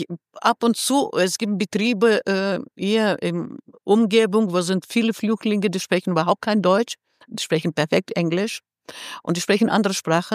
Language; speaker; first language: German; non-native, fluent; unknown